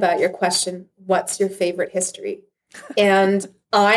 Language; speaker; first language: English; native; English